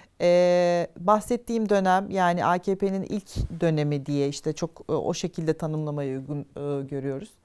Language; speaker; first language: Turkish; native; Turkish